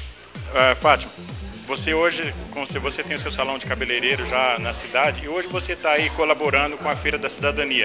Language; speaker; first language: Portuguese; native; Portuguese